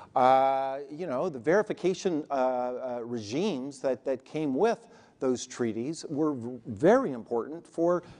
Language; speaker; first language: English; native; English